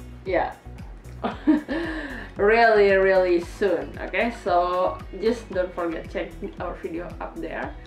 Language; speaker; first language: English; non-native, learner; Indonesian